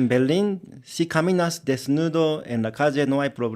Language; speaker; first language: Spanish; non-native, learner; Japanese